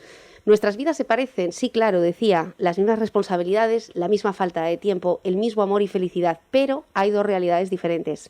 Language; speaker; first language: Spanish; native; Spanish